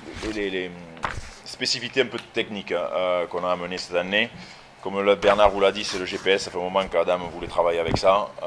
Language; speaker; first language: French; native; French